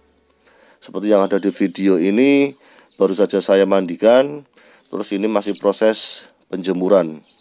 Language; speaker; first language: Indonesian; native; Indonesian